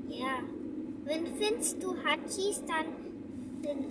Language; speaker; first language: German; early bilingual, other home language; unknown